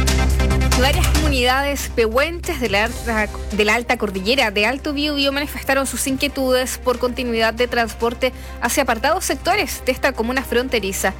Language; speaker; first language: Spanish; native; Spanish